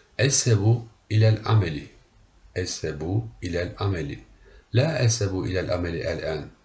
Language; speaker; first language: Arabic; non-native, learner; Turkish